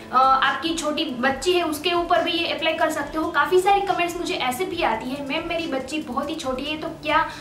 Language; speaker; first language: Hindi; native; Hindi